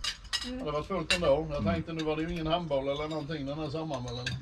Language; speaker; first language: Swedish; native; Swedish